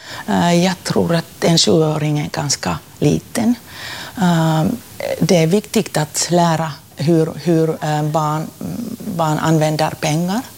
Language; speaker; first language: Swedish; non-native, local second language; Finnish